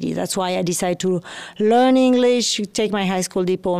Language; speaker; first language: English; non-native, fluent; French